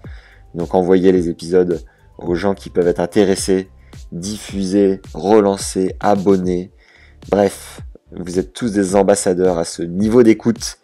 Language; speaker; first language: French; native; French